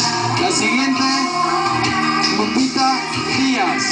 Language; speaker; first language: Spanish; native; Spanish